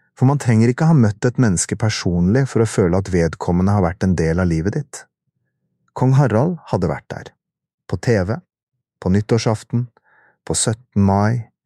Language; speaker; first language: Norwegian; early bilingual, other home language; Urdu